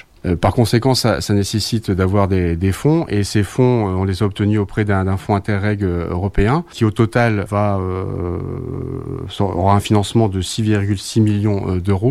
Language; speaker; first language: French; native; French